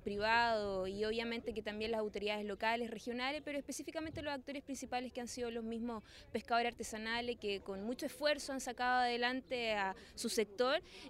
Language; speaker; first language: Spanish; native; Spanish